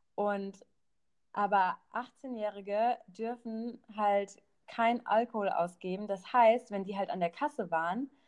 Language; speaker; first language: German; non-native, local second language; Thai